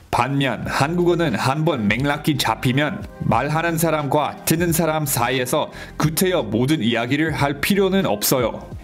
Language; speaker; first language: Korean; non-native, fluent; English